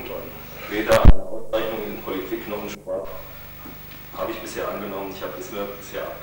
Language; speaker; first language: German; native; German